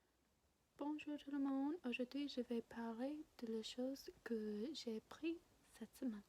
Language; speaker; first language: French; non-native, learner; English